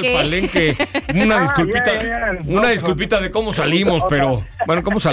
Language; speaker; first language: Spanish; native; Spanish